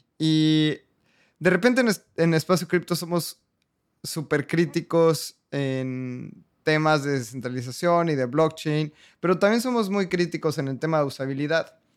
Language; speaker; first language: Spanish; native; Spanish